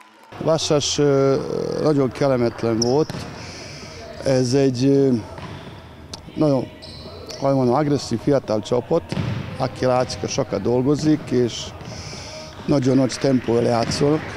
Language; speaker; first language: Hungarian; non-native, fluent; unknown